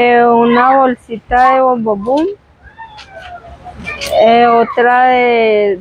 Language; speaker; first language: Spanish; native; Spanish